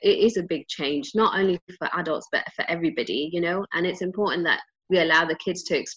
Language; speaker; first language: English; native; English